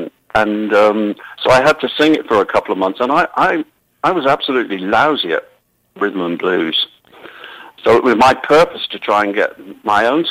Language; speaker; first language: English; native; English